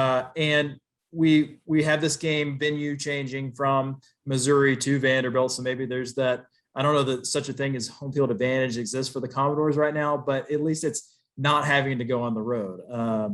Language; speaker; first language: English; native; English